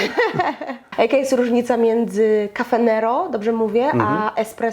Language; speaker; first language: Polish; native; Polish